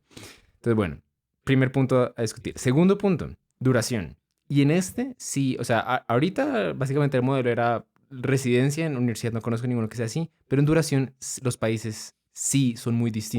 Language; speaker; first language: Spanish; native; Spanish